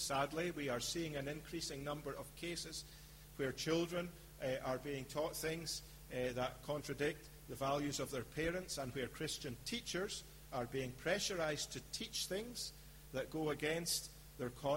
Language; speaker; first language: English; native; English